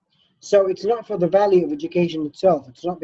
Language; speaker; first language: English; non-native, fluent; Arabic